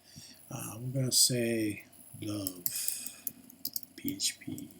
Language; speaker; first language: English; native; English